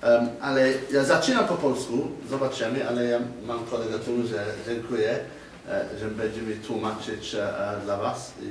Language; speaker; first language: Polish; non-native, learner; English